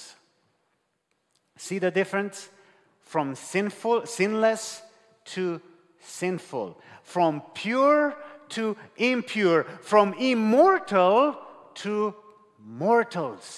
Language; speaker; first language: English; non-native, fluent; Romanian